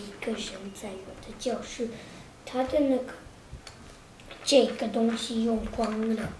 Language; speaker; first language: Chinese; early bilingual, heritage; Chinese